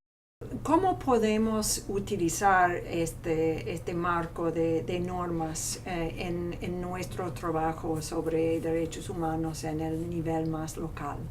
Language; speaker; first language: Spanish; non-native, fluent; English